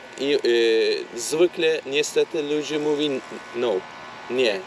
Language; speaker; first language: Polish; non-native, learner; Turkish